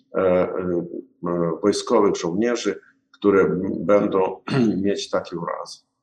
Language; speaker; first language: Polish; non-native, learner; Ukrainian